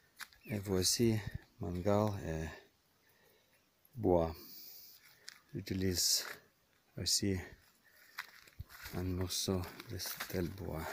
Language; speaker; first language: French; non-native, learner; Ukrainian